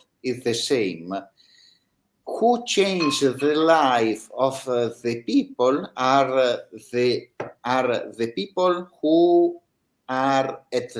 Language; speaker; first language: English; non-native, learner; Italian